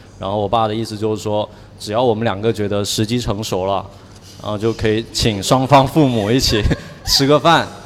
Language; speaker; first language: Chinese; non-native, local second language; Min Nan Chinese